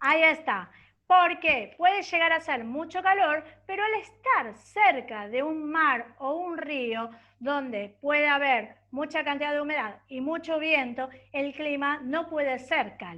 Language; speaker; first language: Spanish; native; Spanish